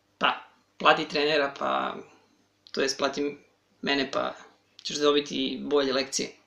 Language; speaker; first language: Serbian; native; Serbian